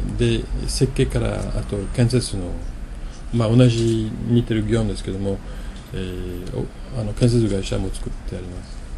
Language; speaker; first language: Japanese; non-native, fluent; French